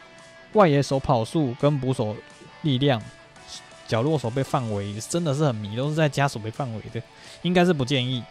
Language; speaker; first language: Chinese; native; Chinese